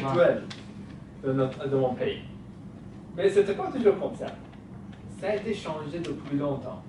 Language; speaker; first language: French; non-native, fluent; Persian